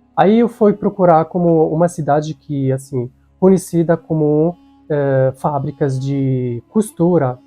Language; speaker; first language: Portuguese; non-native, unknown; Arabic